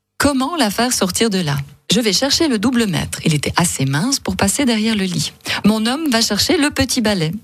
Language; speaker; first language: French; native; French